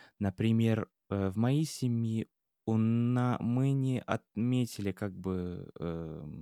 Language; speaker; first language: Russian; non-native, fluent; English